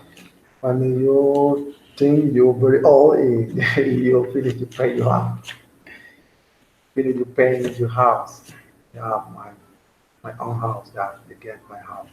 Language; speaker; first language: English; non-native, learner; Spanish